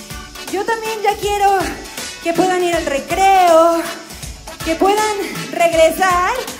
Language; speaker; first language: Spanish; native; Spanish